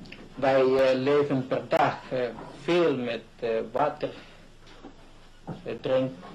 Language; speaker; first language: Dutch; non-native, local second language; Malay